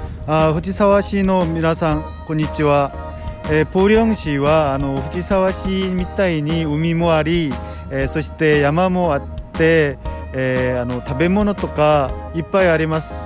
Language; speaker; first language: Japanese; non-native, fluent; Korean